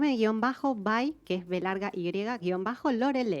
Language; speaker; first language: Spanish; native; Spanish